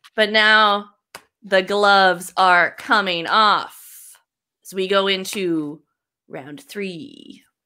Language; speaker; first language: English; native; English